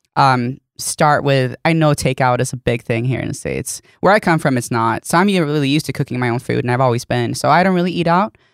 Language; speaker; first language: English; non-native, fluent; Swedish